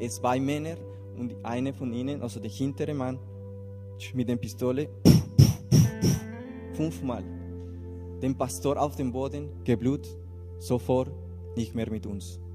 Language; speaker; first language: German; non-native, learner; Spanish